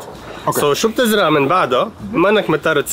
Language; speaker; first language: Arabic; native; Arabic